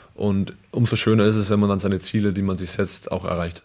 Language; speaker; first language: German; native; German